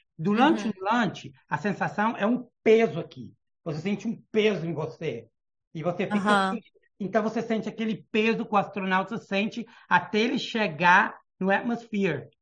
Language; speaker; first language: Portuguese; early bilingual, heritage; Portuguese